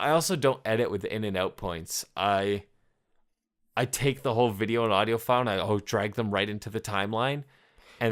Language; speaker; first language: English; native; English